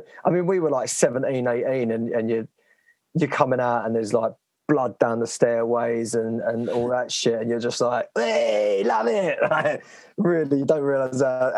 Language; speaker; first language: English; native; English